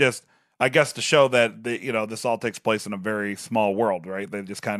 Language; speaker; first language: English; native; English